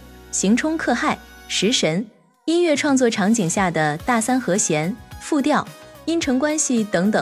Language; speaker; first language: Chinese; native; Chinese